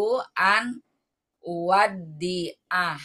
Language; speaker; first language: Arabic; non-native, learner; Indonesian